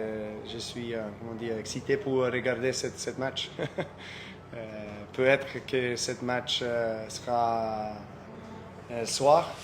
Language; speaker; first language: French; non-native, fluent; Serbian